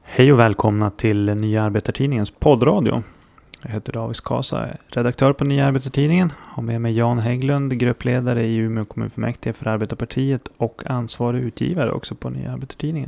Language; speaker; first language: Swedish; native; Swedish